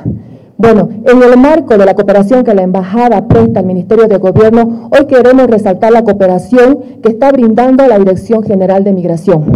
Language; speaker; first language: Spanish; native; Spanish